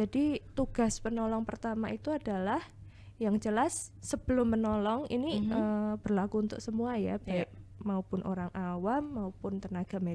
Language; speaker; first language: Indonesian; native; Indonesian